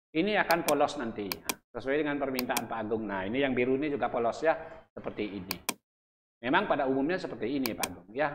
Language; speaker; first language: Indonesian; non-native, local second language; Balinese